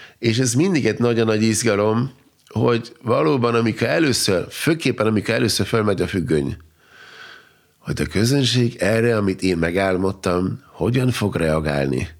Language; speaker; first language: Hungarian; non-native, fluent; German